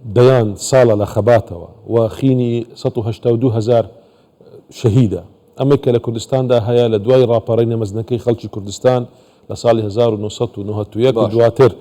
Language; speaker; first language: Central Kurdish; non-native, local second language; Assyrian Neo-Aramaic